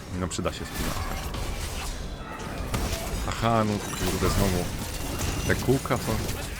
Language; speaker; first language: Polish; native; Polish